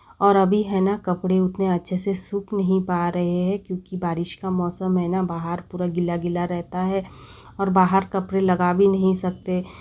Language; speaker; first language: Hindi; non-native, local second language; Bangla